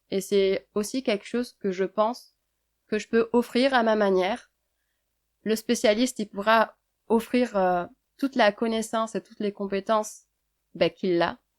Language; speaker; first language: French; native; French